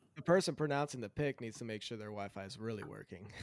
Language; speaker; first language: English; native; English